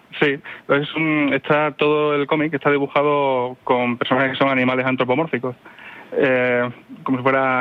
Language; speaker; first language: Spanish; native; Spanish